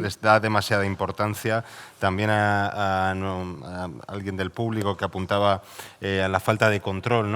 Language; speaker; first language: Spanish; native; Spanish